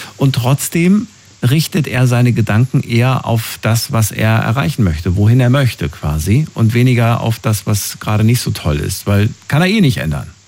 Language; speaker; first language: German; native; German